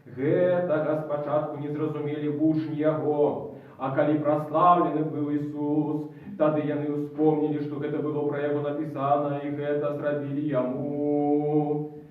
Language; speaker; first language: Belarusian; native; Belarusian